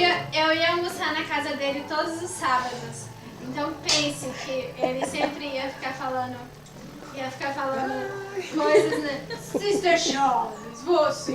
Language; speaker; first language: Portuguese; non-native, local second language; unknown